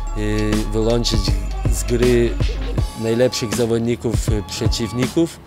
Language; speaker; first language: Polish; non-native, fluent; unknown